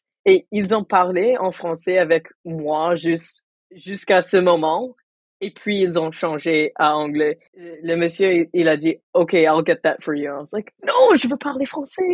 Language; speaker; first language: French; non-native, local second language; English